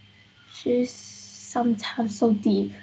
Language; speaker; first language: English; non-native, learner; Vietnamese